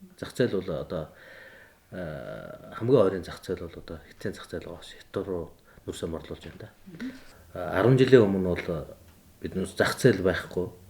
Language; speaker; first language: Mongolian; native; Mongolian